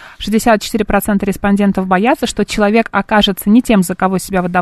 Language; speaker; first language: Russian; native; Russian